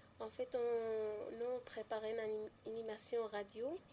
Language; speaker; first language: French; non-native, learner; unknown